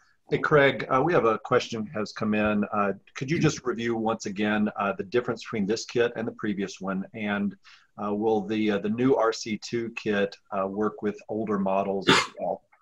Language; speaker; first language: English; native; English